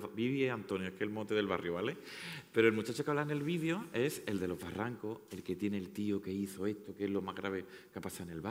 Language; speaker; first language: Spanish; native; Spanish